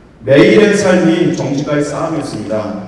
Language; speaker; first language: Korean; native; Korean